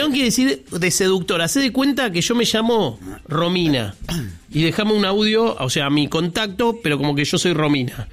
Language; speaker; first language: Spanish; native; Spanish